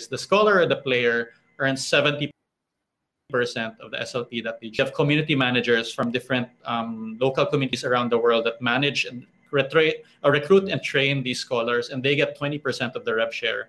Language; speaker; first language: English; non-native, local second language; Filipino